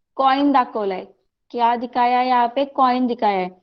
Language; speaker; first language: Hindi; non-native, local second language; Marathi